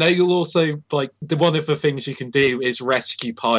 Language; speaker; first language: English; native; English